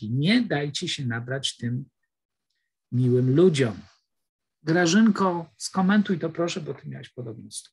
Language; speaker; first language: Polish; native; Polish